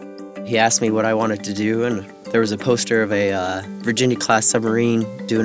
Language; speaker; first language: English; native; English